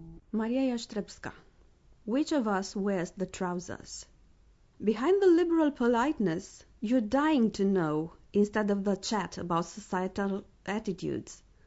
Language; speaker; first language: English; non-native, fluent; Romanian